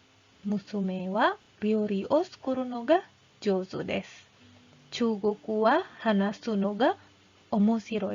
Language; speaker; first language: Japanese; non-native, fluent; Indonesian